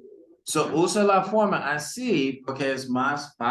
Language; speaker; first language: Spanish; early bilingual, heritage; Spanish